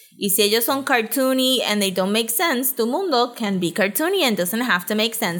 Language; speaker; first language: English; non-native, local second language; Spanish